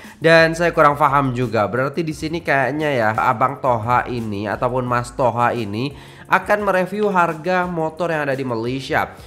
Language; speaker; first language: Indonesian; native; Indonesian